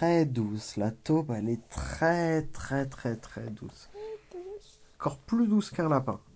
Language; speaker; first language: French; native; French